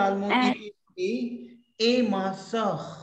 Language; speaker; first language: French; non-native, fluent; Hindi